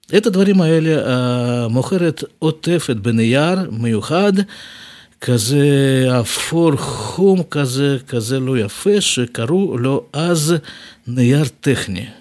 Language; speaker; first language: Hebrew; non-native, fluent; Russian